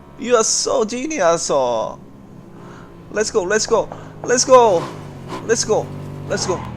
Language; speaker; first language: English; non-native, learner; Korean